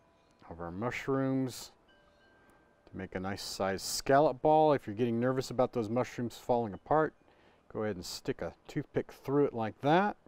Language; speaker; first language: English; native; English